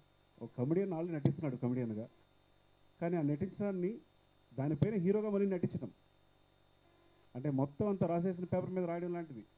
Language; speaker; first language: Telugu; native; Telugu